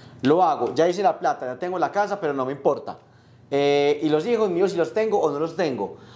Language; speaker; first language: Spanish; native; Spanish